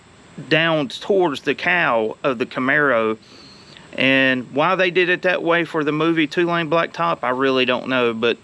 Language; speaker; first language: English; native; English